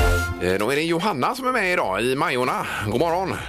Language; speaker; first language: Swedish; native; Swedish